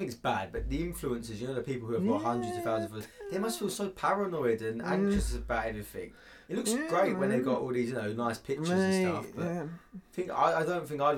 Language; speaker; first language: English; native; English